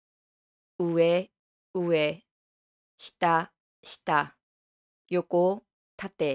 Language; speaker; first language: Japanese; non-native, fluent; Korean